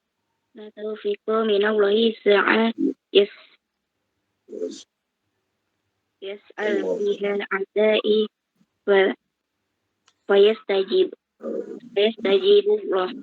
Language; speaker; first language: Arabic; non-native, learner; Indonesian